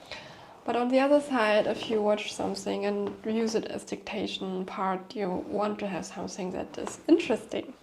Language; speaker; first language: English; non-native, fluent; German